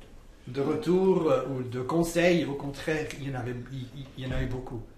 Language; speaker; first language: French; native; French